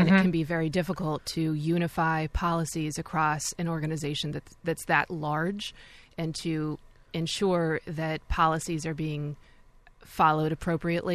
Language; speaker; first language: English; native; English